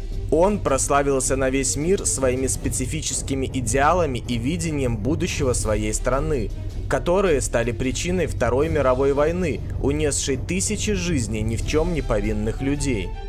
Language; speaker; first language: Russian; native; Russian